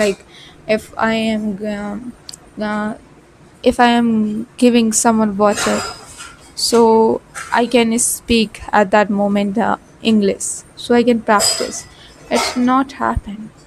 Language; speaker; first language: English; non-native, learner; Bhojpuri